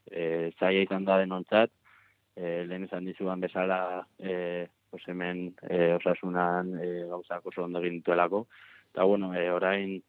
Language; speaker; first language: Basque; non-native, local second language; Spanish